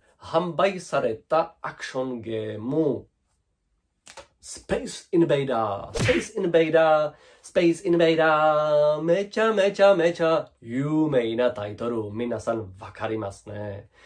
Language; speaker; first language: Japanese; non-native, learner; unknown